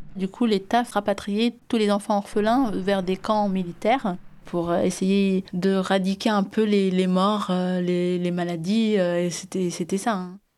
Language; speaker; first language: French; early bilingual, other home language; Amharic